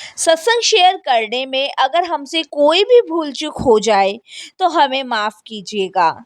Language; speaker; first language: Hindi; native; Hindi